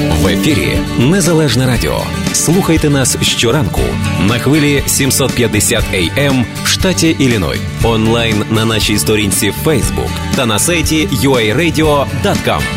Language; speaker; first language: Ukrainian; native; Ukrainian